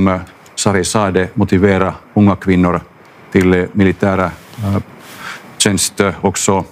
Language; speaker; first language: Swedish; non-native, local second language; Finnish